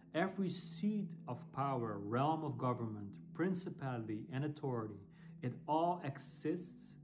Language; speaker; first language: English; non-native, fluent; Dutch